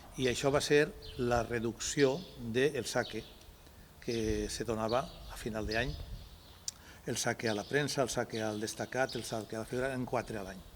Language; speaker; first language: Catalan; non-native, local second language; Spanish